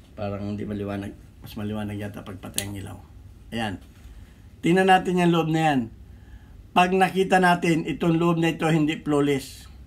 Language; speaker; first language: Filipino; native; Filipino